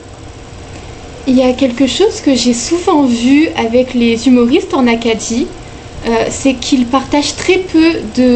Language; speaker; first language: French; native; French